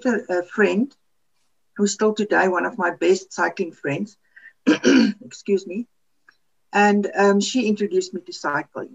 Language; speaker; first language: English; non-native, local second language; Afrikaans